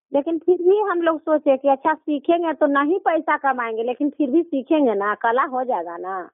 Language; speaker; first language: Hindi; native; Hindi